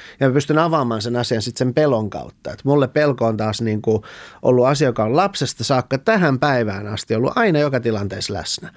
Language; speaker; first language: Finnish; early bilingual, other home language; Persian